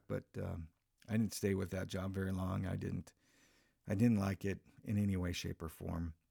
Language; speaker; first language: English; native; English